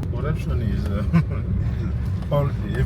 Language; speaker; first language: English; non-native, learner; Mandingo